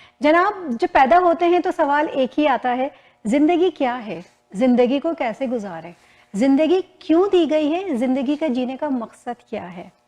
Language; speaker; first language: Urdu; native; Urdu